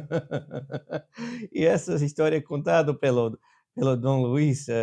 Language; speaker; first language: Portuguese; non-native, fluent; English